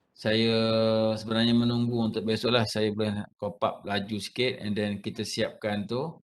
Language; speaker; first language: Malay; native; Malay